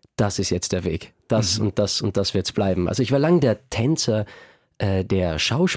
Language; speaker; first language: German; native; German